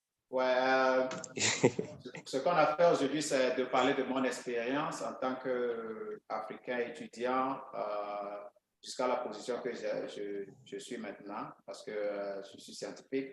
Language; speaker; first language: French; non-native, local second language; Ewe